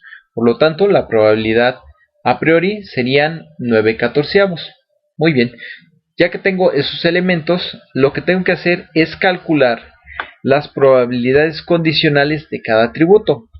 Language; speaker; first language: Spanish; native; Spanish